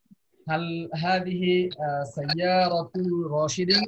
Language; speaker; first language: Arabic; non-native, fluent; Bangla